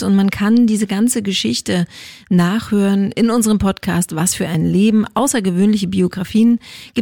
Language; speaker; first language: German; native; German